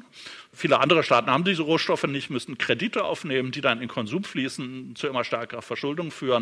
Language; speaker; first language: German; native; German